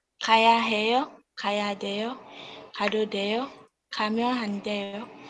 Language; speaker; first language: Korean; non-native, learner; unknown